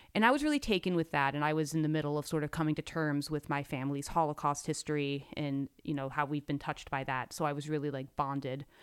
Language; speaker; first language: English; native; English